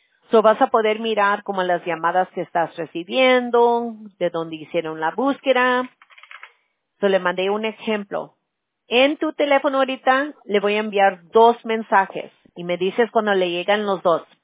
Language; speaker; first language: Spanish; early bilingual, other home language; English